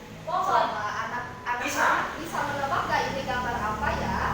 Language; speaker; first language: Indonesian; native; Indonesian